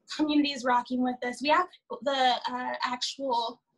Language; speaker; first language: English; native; English